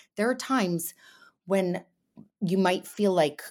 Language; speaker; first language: English; native; English